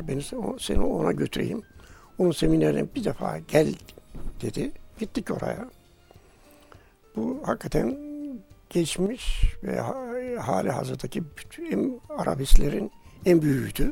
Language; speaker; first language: Turkish; native; Turkish